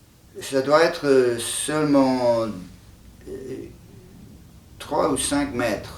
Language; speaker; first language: French; non-native, fluent; English